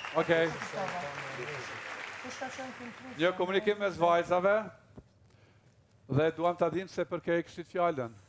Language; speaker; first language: Albanian; native; Albanian